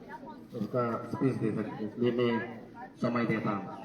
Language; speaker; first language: Hindi; non-native, local second language; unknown